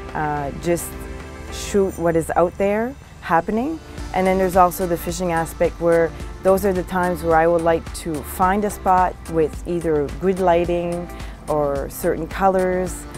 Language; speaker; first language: English; native; English